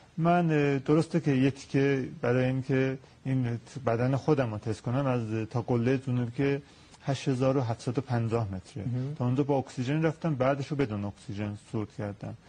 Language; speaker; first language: Persian; non-native, local second language; Azerbaijani